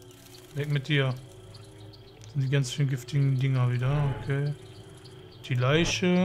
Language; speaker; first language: German; native; German